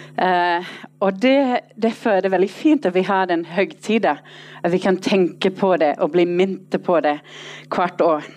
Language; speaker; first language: Norwegian; non-native, fluent; English